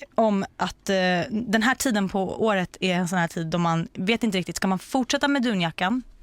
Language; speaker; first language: Swedish; native; Swedish